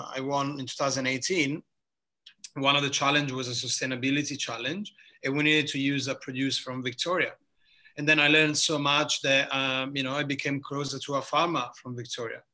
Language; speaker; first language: English; non-native, fluent; Italian